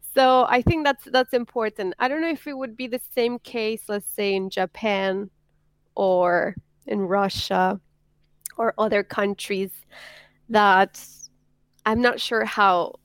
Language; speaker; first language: English; non-native, fluent; Spanish